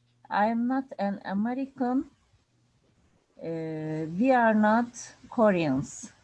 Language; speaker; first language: English; non-native, learner; Turkish